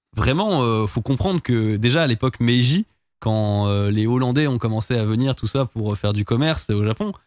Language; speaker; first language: French; native; French